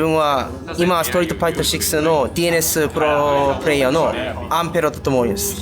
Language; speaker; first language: Japanese; non-native, learner; Korean